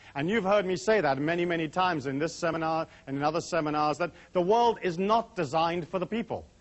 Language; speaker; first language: English; native; English